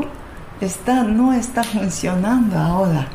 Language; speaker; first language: Spanish; non-native, learner; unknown